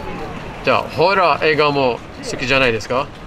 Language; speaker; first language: Japanese; non-native, learner; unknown